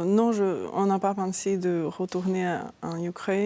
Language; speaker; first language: French; non-native, fluent; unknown